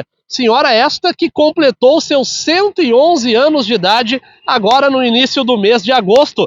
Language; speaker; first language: Portuguese; native; Portuguese